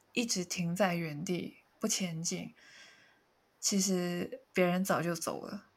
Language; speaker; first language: Chinese; non-native, local second language; Cantonese